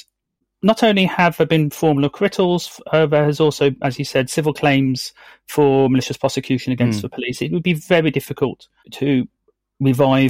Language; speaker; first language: English; native; English